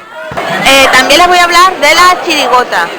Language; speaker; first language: Spanish; native; Spanish